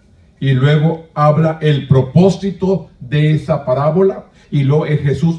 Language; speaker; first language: Spanish; native; Spanish